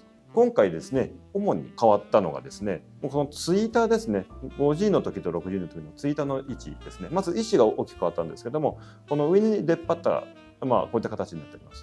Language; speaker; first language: Japanese; native; Japanese